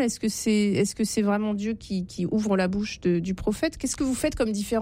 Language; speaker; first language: French; native; French